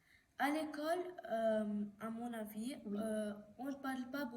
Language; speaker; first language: French; non-native, local second language; Arabic